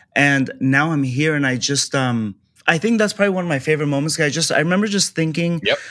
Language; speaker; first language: English; early bilingual, other home language; Persian